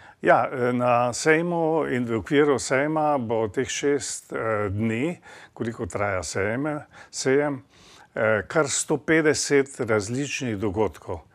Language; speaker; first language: Slovenian; native; Slovenian